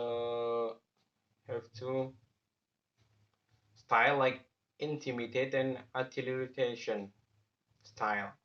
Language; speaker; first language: English; non-native, learner; Javanese